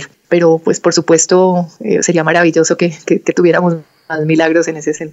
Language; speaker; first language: Spanish; native; Spanish